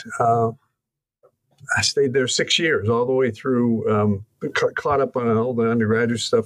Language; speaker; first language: English; native; English